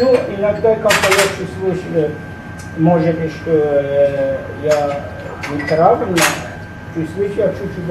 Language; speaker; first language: Russian; non-native, learner; Persian